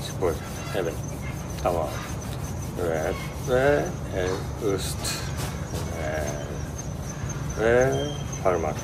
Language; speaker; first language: Turkish; non-native, learner; Japanese